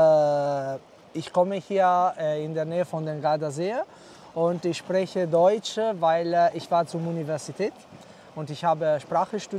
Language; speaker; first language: German; non-native, learner; Italian